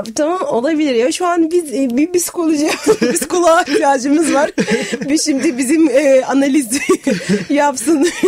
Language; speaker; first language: Turkish; non-native, fluent; Arabic